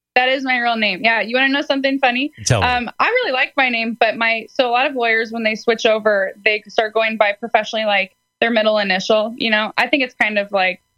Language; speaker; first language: English; native; English